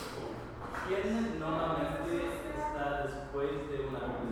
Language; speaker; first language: Spanish; non-native, fluent; English